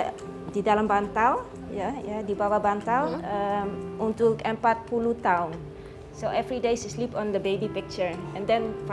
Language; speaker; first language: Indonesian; non-native, learner; Dutch